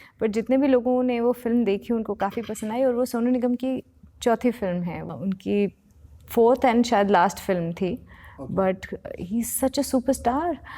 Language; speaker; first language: Hindi; native; Hindi